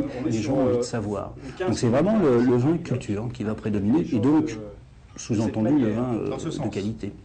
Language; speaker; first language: French; native; French